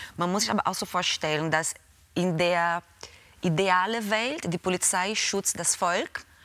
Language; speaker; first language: German; non-native, fluent; Portuguese